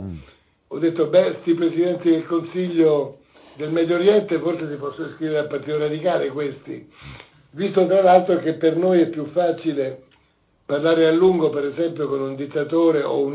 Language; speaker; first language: Italian; native; Italian